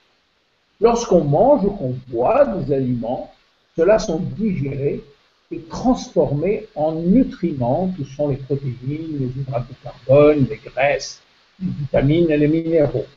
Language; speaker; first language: French; native; French